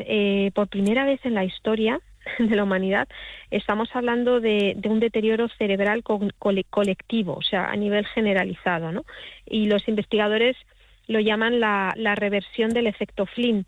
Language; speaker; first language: Spanish; native; Spanish